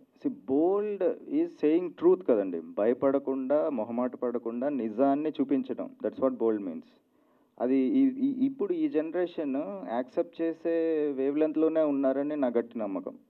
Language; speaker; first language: Telugu; native; Telugu